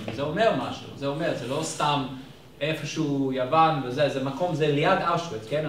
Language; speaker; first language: Hebrew; non-native, fluent; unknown